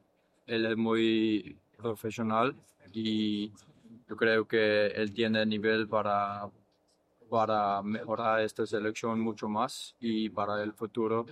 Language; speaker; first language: Spanish; non-native, fluent; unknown